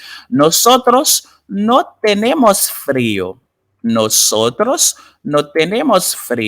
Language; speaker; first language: Spanish; non-native, fluent; Haitian Creole